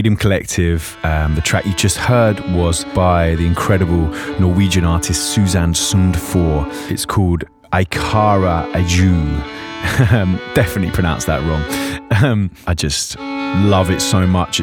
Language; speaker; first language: English; native; English